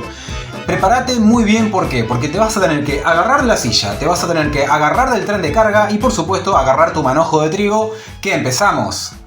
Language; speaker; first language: Spanish; native; Spanish